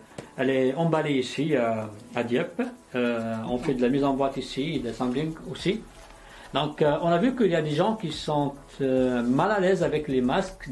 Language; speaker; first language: French; non-native, local second language; Arabic